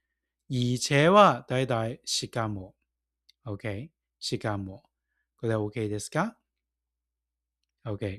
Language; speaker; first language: Japanese; non-native, fluent; Cantonese